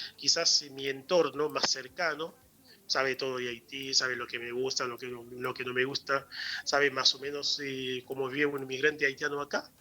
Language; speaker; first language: Spanish; non-native, fluent; Haitian Creole